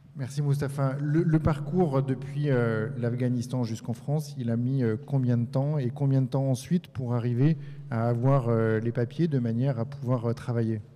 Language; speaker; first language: French; native; French